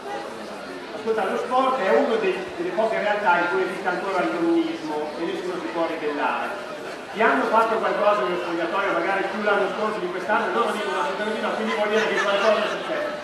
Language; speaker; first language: Italian; native; Italian